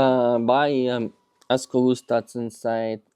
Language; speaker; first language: Basque; non-native, learner; English